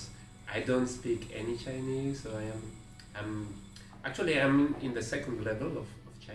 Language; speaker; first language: English; non-native, fluent; Spanish